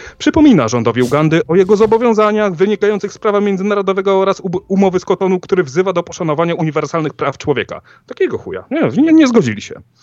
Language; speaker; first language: Polish; native; Polish